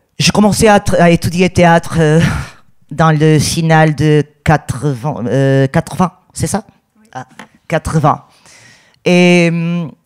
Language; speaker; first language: French; non-native, learner; Portuguese